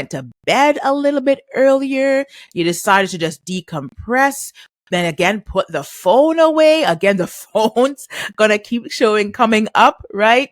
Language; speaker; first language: English; native; English